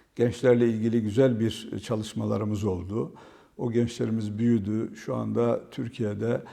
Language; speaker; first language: Turkish; native; Turkish